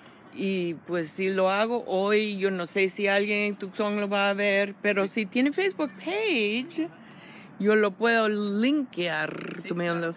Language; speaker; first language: Spanish; non-native, fluent; English